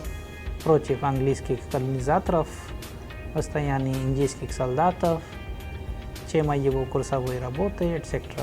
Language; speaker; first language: Russian; non-native, fluent; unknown